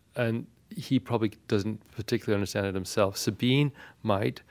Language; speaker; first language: English; non-native, fluent; Armenian